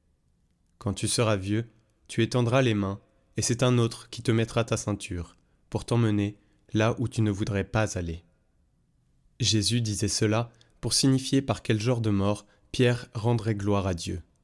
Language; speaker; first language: French; native; French